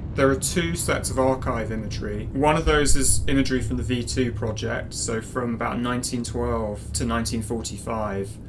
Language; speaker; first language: English; native; English